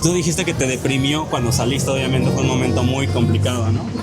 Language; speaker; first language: Spanish; native; Spanish